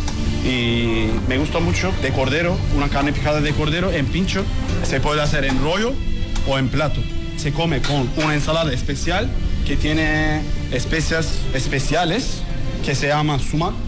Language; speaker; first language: Spanish; non-native, learner; Turkish